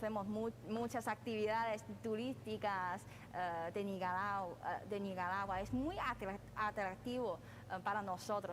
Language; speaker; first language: Spanish; non-native, fluent; Chinese